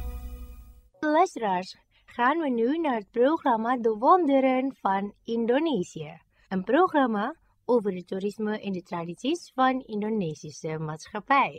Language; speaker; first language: Dutch; non-native, learner; Indonesian